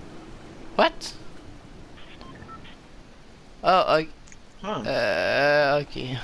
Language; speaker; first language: English; non-native, learner; French